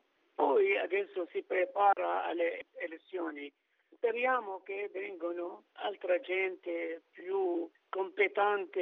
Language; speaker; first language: Italian; non-native, fluent; Arabic